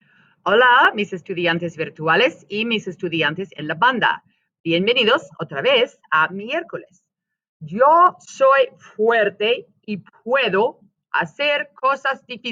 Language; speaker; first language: Spanish; non-native, fluent; English